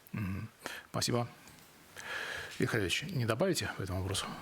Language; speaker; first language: Russian; native; Russian